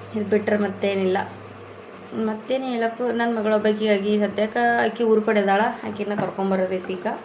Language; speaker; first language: Kannada; native; Kannada